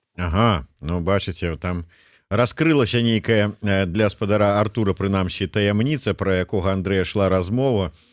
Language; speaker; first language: Belarusian; native; Belarusian